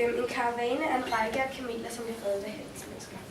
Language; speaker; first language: Danish; early bilingual, heritage; Danish